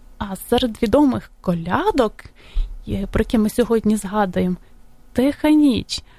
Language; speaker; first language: Ukrainian; native; Ukrainian